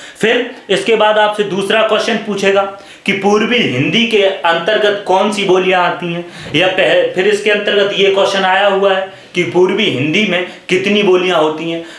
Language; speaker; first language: Hindi; native; Hindi